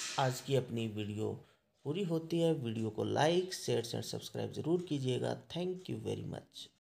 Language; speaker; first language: Hindi; native; Hindi